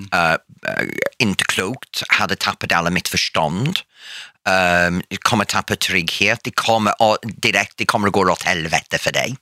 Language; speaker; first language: Swedish; non-native, fluent; English